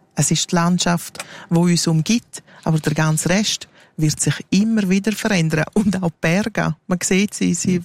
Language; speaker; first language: German; non-native, local second language; Romansh